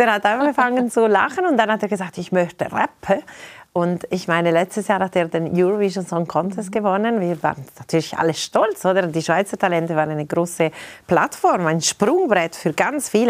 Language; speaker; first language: German; non-native, local second language; Italian